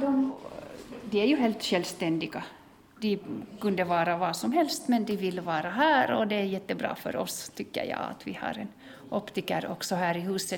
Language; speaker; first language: Swedish; non-native, fluent; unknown